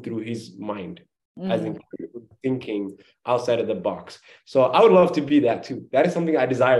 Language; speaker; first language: English; non-native, fluent; Somali